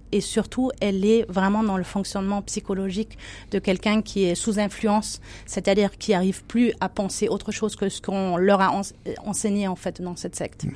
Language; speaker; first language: French; non-native, fluent; German